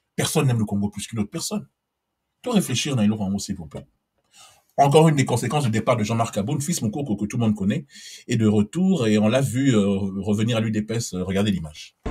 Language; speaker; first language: French; non-native, local second language; Lingala